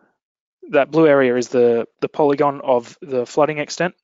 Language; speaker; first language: English; native; English